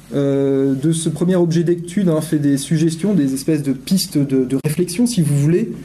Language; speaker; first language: French; native; French